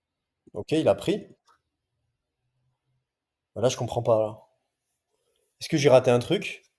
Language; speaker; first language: French; native; French